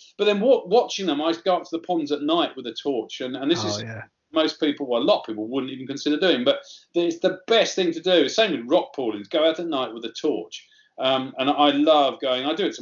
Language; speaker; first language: English; native; English